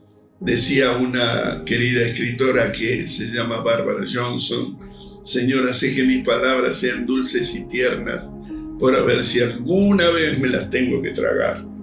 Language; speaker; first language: Spanish; native; Spanish